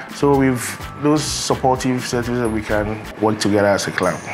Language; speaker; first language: English; non-native, local second language; Akan